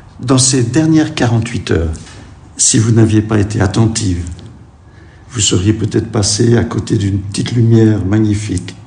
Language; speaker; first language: French; native; French